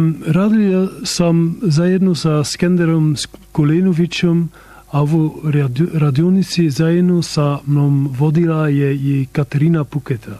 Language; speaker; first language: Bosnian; non-native, learner; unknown